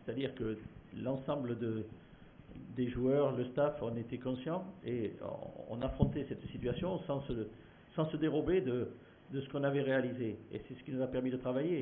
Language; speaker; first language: French; native; French